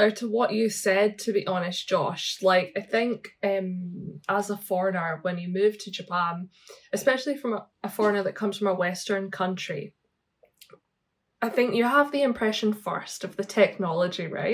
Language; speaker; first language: English; native; English